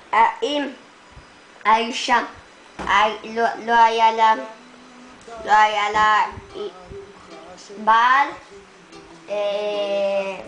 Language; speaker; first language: Hebrew; early bilingual, other home language; Spanish